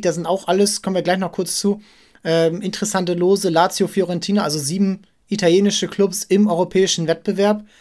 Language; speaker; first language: German; native; German